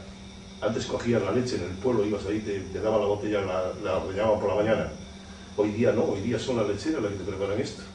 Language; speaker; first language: Spanish; native; Spanish